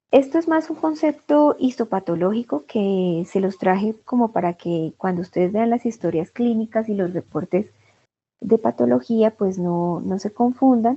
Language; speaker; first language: Spanish; native; Spanish